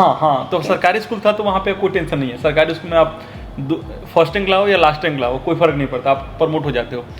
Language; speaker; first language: Hindi; native; Hindi